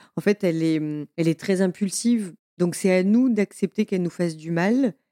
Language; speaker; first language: French; native; French